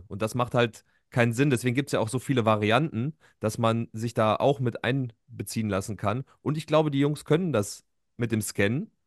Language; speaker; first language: German; native; German